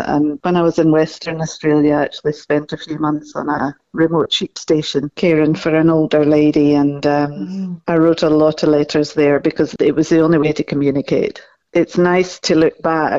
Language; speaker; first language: English; native; English